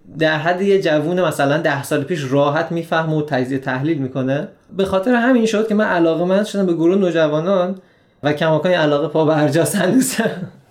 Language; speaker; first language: Persian; native; Persian